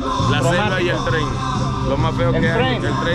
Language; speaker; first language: Spanish; native; Spanish